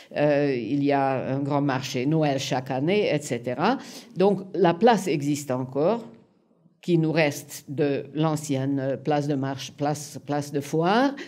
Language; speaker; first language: French; non-native, fluent; Hungarian